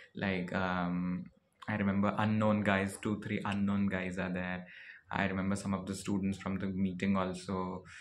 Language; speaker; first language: English; non-native, local second language; Marathi